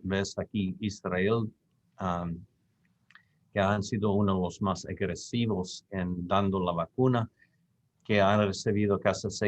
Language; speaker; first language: Spanish; non-native, fluent; English